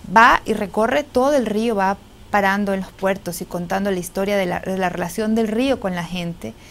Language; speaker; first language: Spanish; native; Spanish